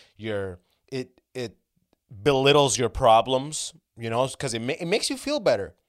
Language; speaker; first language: English; early bilingual, other home language; Arabic